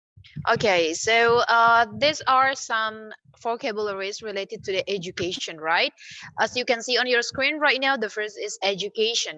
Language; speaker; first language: English; non-native, fluent; Indonesian